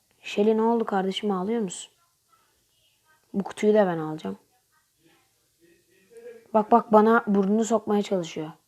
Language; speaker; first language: Turkish; native; Turkish